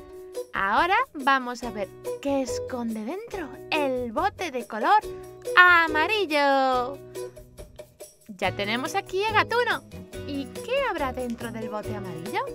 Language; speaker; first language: Spanish; native; Spanish